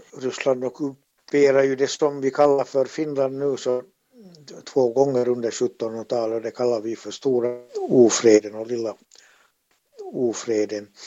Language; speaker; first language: Swedish; native; Swedish